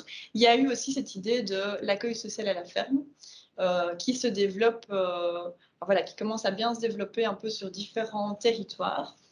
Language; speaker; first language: French; native; French